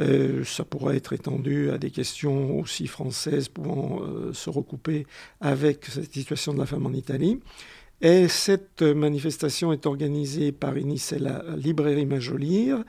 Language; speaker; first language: French; native; French